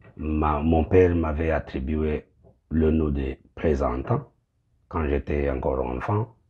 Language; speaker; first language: French; non-native, local second language; Kinyarwanda